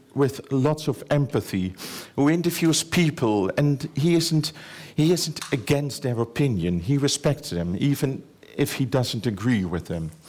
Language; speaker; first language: English; non-native, fluent; Dutch